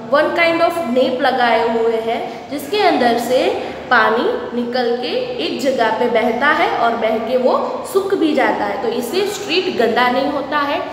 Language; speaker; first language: Hindi; non-native, local second language; Gujarati